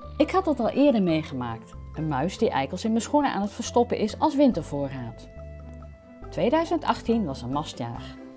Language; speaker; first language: Dutch; native; Dutch